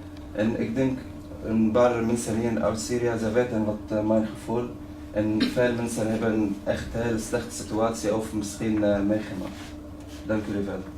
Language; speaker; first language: Dutch; non-native, learner; Arabic